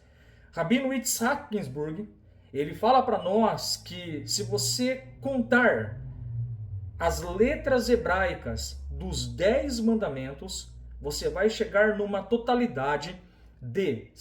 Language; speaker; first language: Portuguese; native; Portuguese